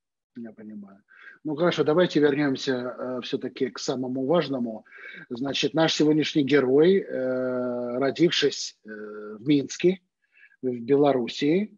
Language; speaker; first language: Russian; native; Russian